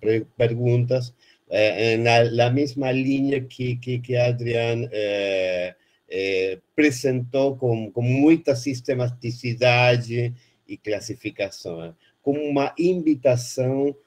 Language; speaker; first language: Portuguese; non-native, fluent; Spanish